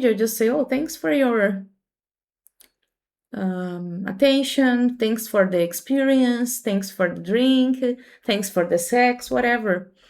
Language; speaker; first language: English; non-native, fluent; Portuguese